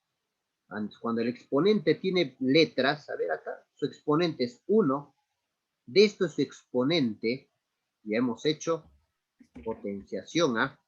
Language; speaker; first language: Spanish; native; Spanish